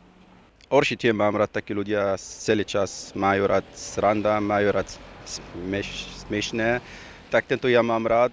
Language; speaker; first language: Slovak; non-native, learner; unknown